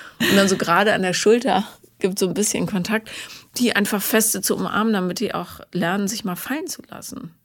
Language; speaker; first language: German; native; German